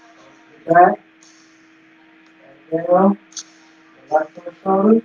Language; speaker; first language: English; native; English